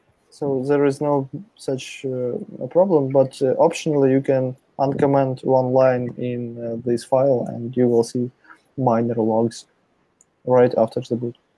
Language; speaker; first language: English; non-native, fluent; Russian